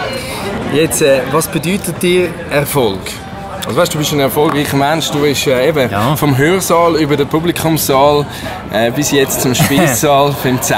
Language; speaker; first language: German; native; German